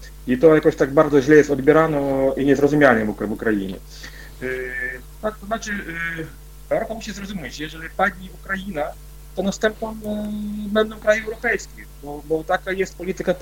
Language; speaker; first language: Polish; non-native, fluent; Ukrainian